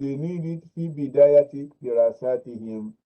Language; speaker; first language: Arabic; non-native, fluent; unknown